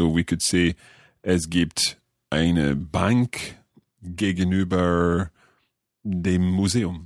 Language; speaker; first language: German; non-native, learner; English